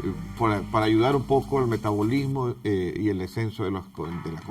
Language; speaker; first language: Spanish; native; Spanish